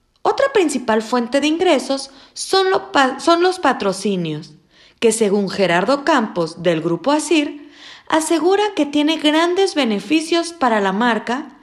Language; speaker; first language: Spanish; native; Spanish